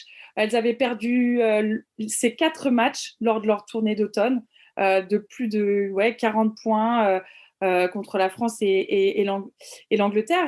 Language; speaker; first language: French; native; French